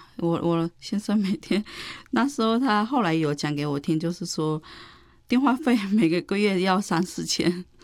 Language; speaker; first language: Chinese; early bilingual, heritage; Chinese